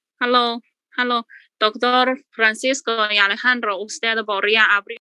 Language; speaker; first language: Spanish; non-native, learner; Chinese